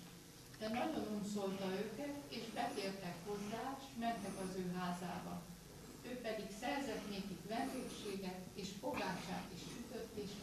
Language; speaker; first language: Hungarian; native; Hungarian